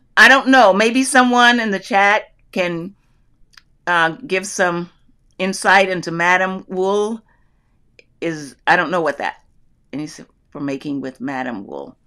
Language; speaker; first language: English; native; English